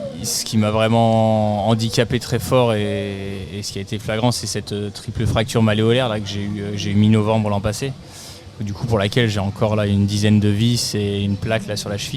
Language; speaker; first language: French; native; French